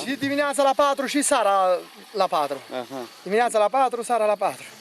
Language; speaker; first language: Romanian; native; Romanian